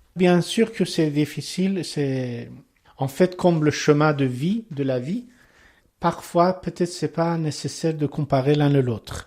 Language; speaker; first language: French; non-native, learner; Persian